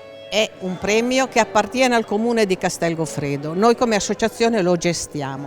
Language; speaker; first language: Italian; native; Italian